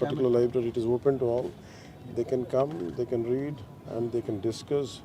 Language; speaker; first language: English; non-native, local second language; Telugu